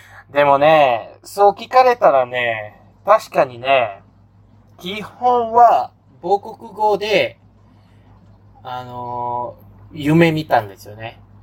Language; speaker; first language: Japanese; non-native, fluent; Malay